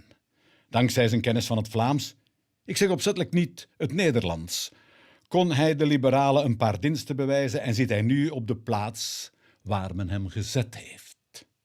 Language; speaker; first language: Dutch; native; Dutch